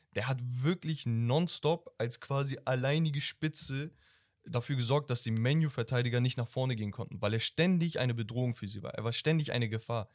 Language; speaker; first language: German; early bilingual, other home language; Turkish